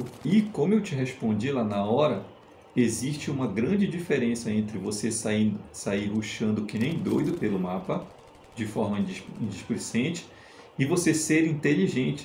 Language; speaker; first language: Portuguese; native; Portuguese